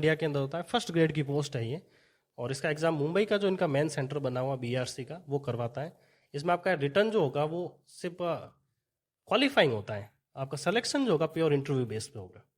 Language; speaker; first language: Hindi; native; Hindi